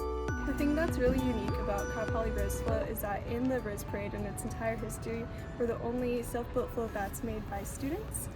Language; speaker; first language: English; native; English